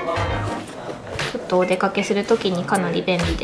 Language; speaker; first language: Japanese; native; Japanese